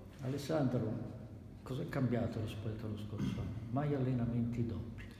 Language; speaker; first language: Italian; native; Italian